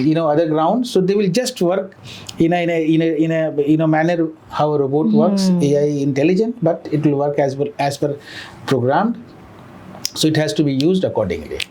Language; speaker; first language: English; non-native, local second language; Bangla